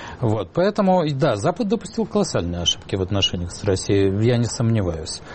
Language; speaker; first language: Russian; native; Russian